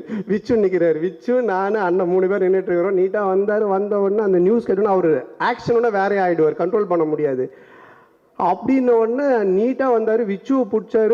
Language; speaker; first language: Tamil; native; Tamil